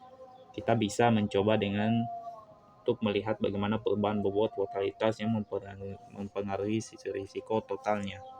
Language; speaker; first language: Indonesian; native; Indonesian